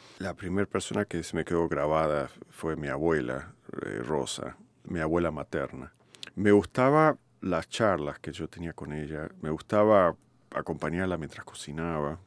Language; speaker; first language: Spanish; native; Spanish